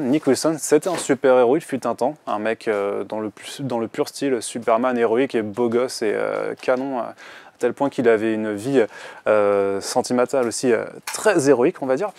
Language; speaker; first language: French; native; French